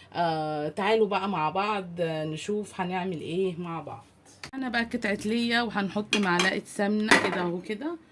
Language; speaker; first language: Arabic; native; Arabic